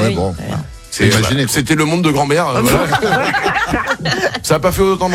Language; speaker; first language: French; native; French